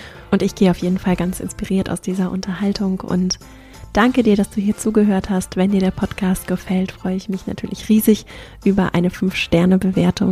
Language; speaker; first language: German; native; German